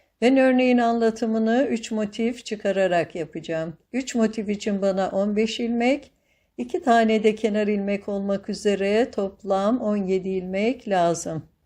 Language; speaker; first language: Turkish; native; Turkish